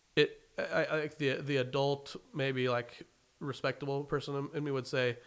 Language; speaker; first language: English; native; English